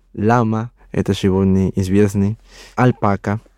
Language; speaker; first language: Russian; non-native, learner; Spanish